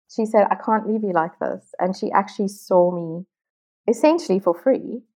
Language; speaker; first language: English; native; English